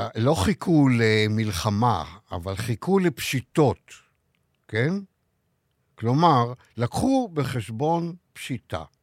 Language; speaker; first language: Hebrew; native; Hebrew